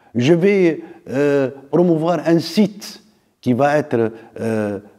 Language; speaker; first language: French; non-native, local second language; Arabic